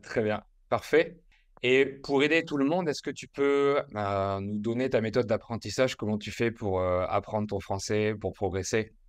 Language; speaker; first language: French; native; French